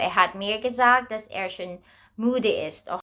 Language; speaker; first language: German; non-native, learner; Filipino